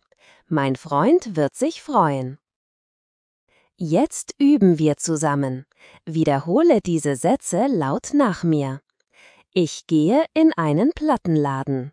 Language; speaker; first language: German; non-native, fluent; Spanish